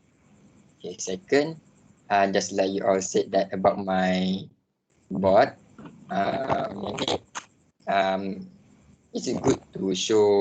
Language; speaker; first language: English; non-native, local second language; Malay